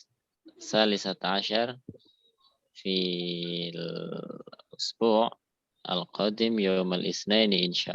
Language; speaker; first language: Arabic; non-native, fluent; Indonesian